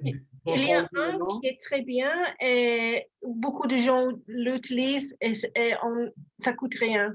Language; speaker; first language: French; non-native, learner; English